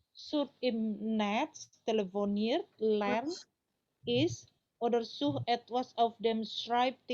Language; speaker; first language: German; non-native, learner; Indonesian